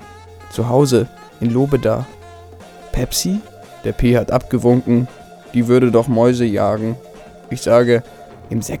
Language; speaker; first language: German; native; German